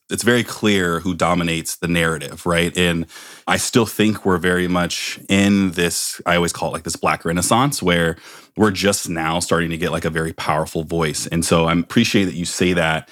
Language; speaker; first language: English; native; English